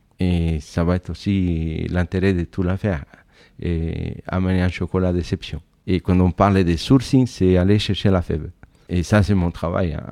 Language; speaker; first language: French; non-native, fluent; Spanish